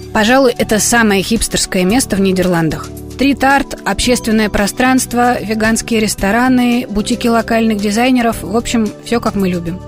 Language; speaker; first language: Russian; native; Russian